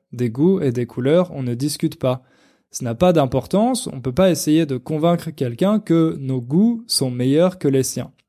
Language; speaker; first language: French; native; French